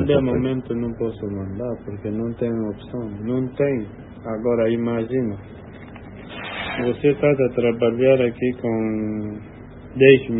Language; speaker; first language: Portuguese; non-native, learner; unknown